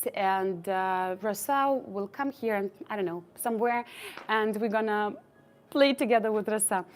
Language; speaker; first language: English; non-native, fluent; Lithuanian